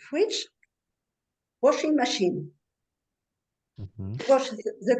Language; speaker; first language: English; non-native, learner; French